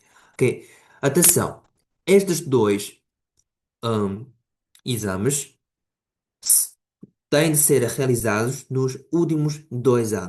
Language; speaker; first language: Portuguese; non-native, fluent; Chinese